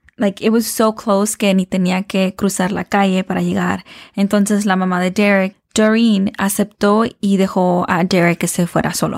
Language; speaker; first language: Spanish; early bilingual, heritage; Spanish